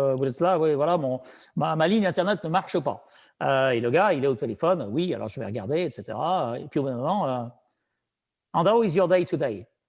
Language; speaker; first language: French; native; French